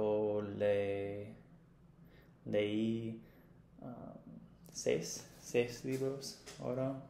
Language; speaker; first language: Spanish; non-native, learner; English